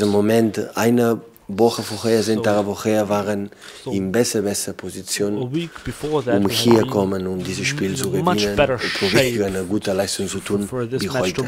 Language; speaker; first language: German; non-native, learner; Catalan